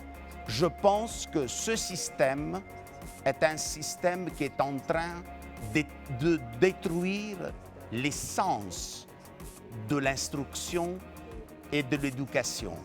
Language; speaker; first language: French; non-native, fluent; Italian